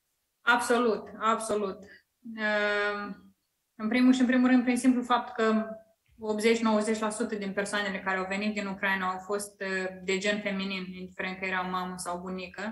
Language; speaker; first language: Romanian; native; Romanian